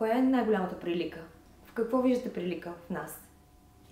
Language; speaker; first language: Bulgarian; native; Bulgarian